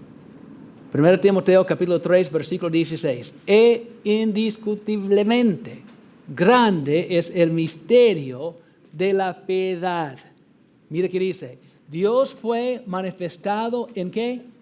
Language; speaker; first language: Spanish; non-native, fluent; English